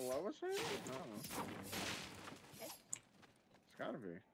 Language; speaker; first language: English; native; English